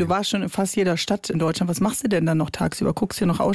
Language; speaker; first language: German; native; German